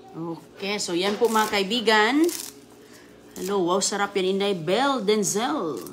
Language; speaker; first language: Filipino; non-native, local second language; Cebuano